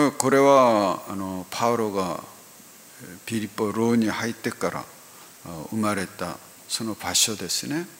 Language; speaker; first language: Japanese; non-native, fluent; Korean